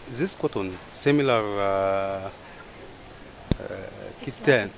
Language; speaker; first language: English; non-native, learner; Arabic